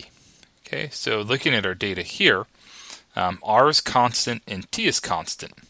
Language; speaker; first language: English; native; English